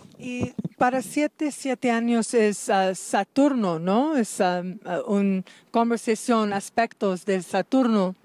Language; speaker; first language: Spanish; non-native, learner; English